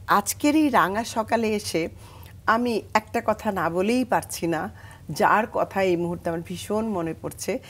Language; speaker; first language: Bangla; native; Bangla